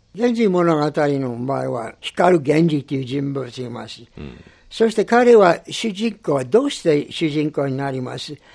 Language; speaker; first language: Japanese; non-native, fluent; English